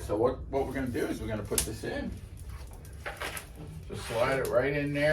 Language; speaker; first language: English; native; English